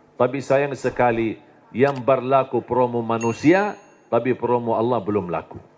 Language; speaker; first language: Indonesian; non-native, fluent; Arabic